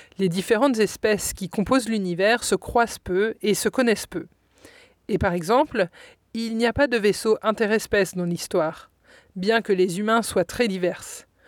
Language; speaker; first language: French; native; French